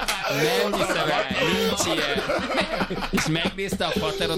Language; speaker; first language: Hungarian; native; Hungarian